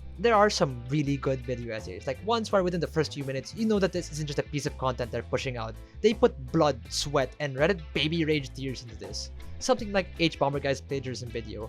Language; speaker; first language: English; native; English